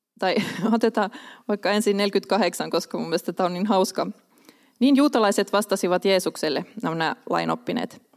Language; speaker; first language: Finnish; non-native, local second language; Swedish